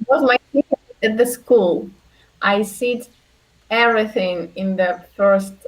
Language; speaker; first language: English; non-native, learner; Russian